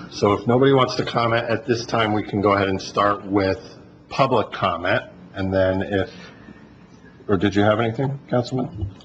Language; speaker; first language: English; native; English